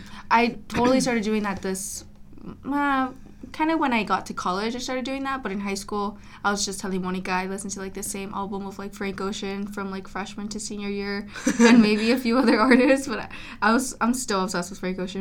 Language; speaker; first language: English; early bilingual, other home language; Spanish